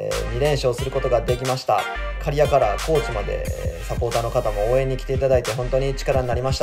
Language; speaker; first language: Japanese; native; Japanese